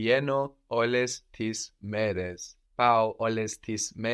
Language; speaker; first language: Greek; non-native, fluent; English